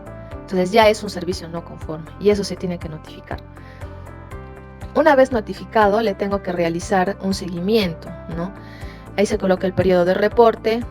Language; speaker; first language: Spanish; native; Spanish